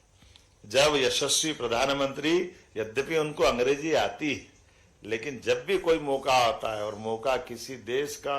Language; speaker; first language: Hindi; native; Hindi